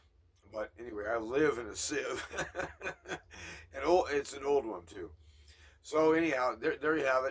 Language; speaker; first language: English; native; English